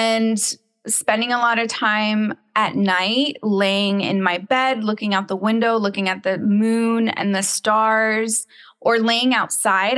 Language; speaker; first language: English; native; English